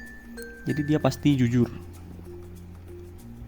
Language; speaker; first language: Indonesian; native; Indonesian